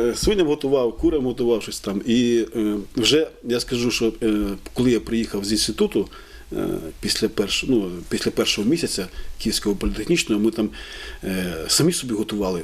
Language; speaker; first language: Ukrainian; native; Ukrainian